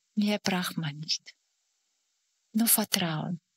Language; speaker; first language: German; non-native, fluent; Russian